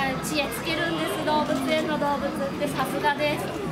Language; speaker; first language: Japanese; native; Japanese